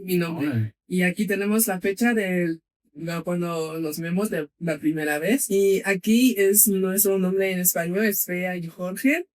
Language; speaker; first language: Spanish; non-native, fluent; Chinese